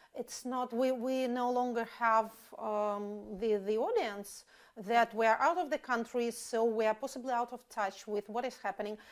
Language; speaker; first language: English; non-native, fluent; Russian